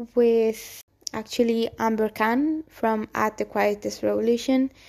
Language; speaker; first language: English; non-native, fluent; Spanish